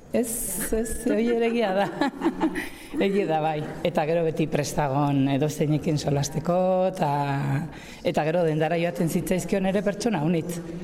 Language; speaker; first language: Basque; native; Basque